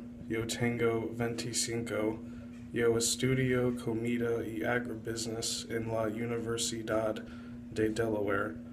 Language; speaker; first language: Spanish; non-native, learner; English